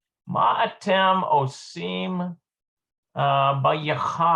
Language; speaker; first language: Hebrew; non-native, learner; English